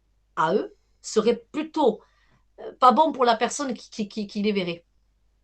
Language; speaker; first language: French; native; French